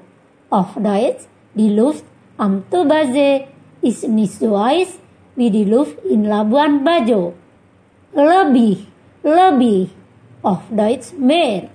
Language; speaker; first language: German; non-native, fluent; Indonesian